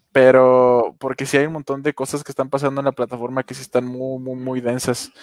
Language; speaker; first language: Spanish; native; Spanish